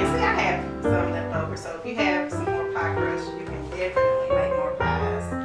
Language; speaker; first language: English; native; English